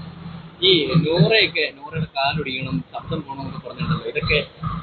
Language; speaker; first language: Malayalam; native; Malayalam